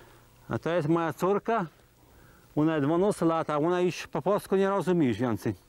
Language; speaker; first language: Polish; early bilingual, heritage; Polish